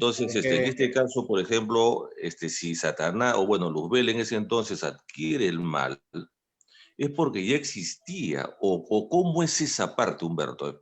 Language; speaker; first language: Spanish; native; Spanish